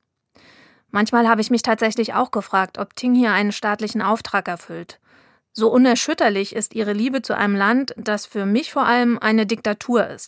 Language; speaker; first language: German; native; German